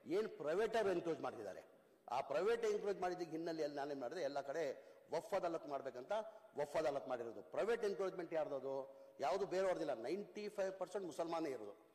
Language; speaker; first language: Kannada; non-native, local second language; Urdu